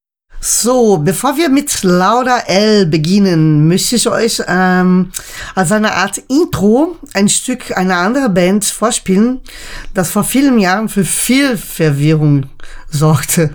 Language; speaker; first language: German; native; German